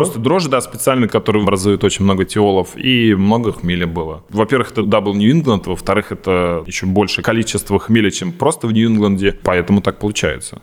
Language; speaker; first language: Russian; native; Russian